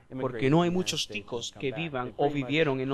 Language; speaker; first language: Spanish; non-native, fluent; English